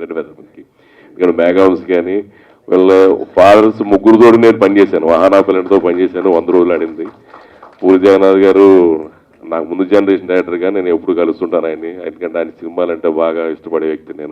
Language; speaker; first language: Telugu; native; Telugu